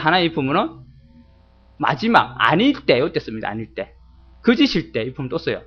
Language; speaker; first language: Korean; native; Korean